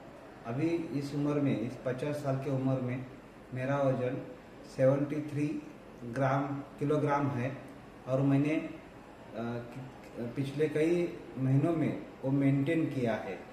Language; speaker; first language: Hindi; non-native, local second language; Marathi